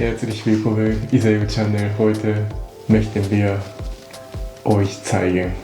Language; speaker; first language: German; non-native, learner; Japanese